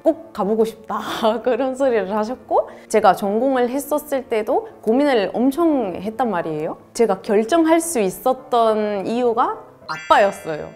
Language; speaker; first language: Korean; non-native, fluent; Arabic